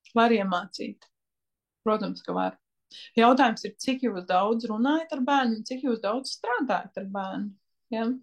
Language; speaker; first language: Latvian; native; Latvian